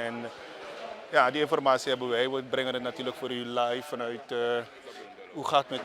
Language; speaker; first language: Dutch; native; Dutch